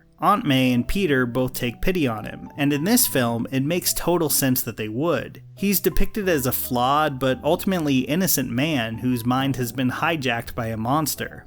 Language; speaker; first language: English; native; English